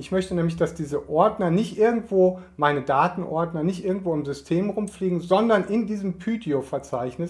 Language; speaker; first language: German; native; German